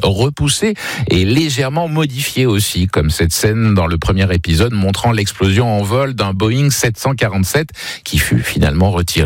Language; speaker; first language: French; native; French